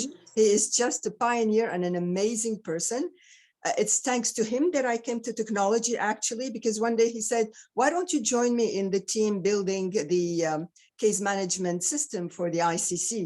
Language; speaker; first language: English; non-native, fluent; French